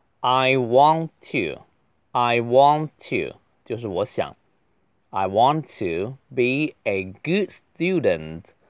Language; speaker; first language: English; non-native, fluent; Chinese